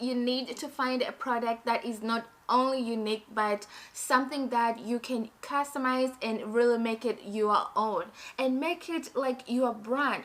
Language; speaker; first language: English; non-native, fluent; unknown